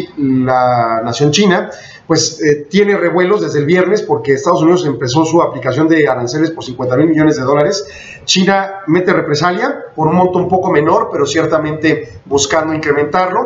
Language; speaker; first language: Spanish; native; Spanish